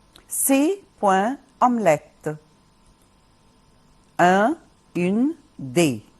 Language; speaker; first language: French; non-native, fluent; Arabic